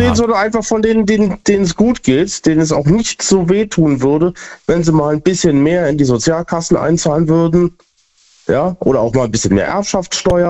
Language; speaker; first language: German; native; German